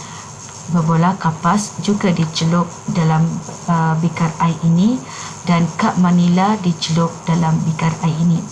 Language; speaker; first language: Malay; native; Malay